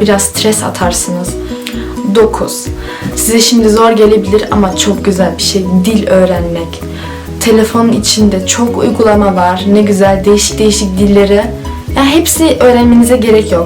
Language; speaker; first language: Turkish; early bilingual, heritage; Turkish